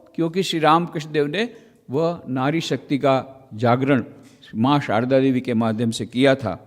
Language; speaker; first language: Hindi; non-native, local second language; Gujarati